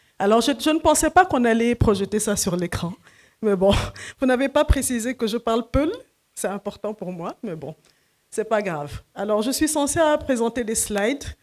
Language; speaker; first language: French; non-native, local second language; Fula